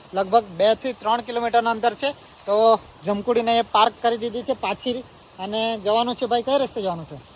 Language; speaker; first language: Gujarati; native; Gujarati